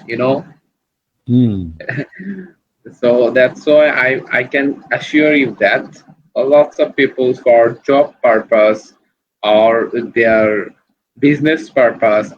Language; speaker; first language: English; non-native, learner; Bangla